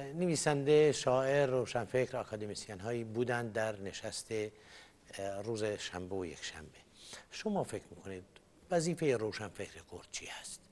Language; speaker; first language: Persian; non-native, local second language; Kurdish